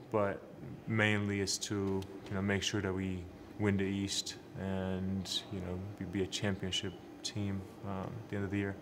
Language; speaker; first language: English; non-native, fluent; Turkish